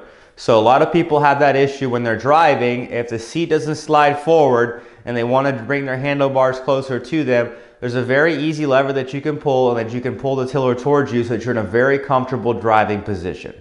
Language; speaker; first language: English; native; English